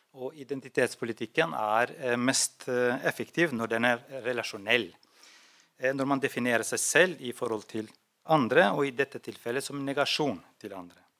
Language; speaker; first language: Norwegian; non-native, fluent; Albanian